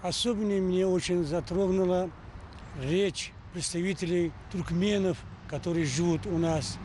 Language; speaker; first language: Russian; non-native, local second language; Uzbek